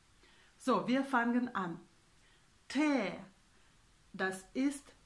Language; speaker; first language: German; non-native, fluent; Russian